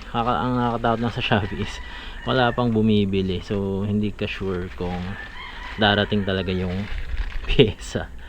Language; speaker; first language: Filipino; native; Filipino